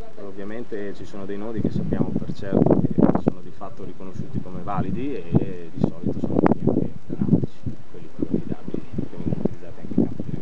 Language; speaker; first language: Italian; native; Italian